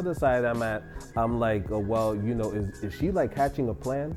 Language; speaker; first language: English; non-native, fluent; Spanish